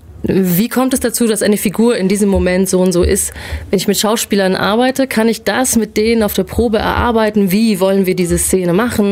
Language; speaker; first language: German; native; German